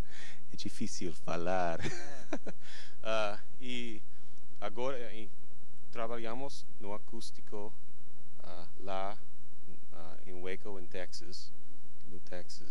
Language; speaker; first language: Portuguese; non-native, learner; English